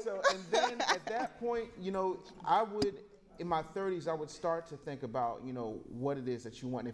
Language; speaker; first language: English; native; English